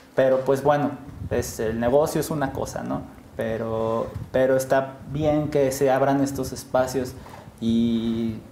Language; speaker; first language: Spanish; native; Spanish